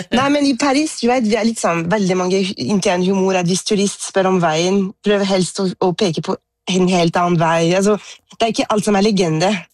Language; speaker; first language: Norwegian; non-native, fluent; French